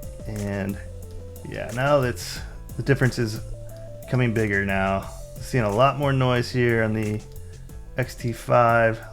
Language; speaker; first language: English; native; English